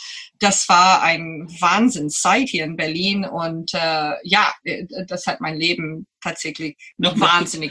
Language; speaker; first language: German; non-native, fluent; English